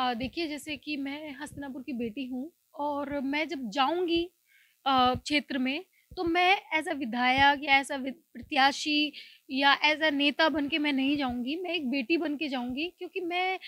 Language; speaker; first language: Hindi; native; Hindi